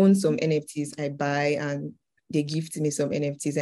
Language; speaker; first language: English; non-native, local second language; Yoruba